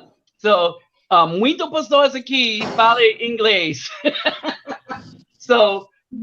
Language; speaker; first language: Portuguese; non-native, learner; English